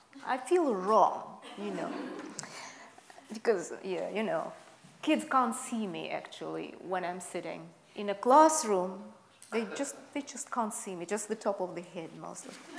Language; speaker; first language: English; non-native, fluent; Russian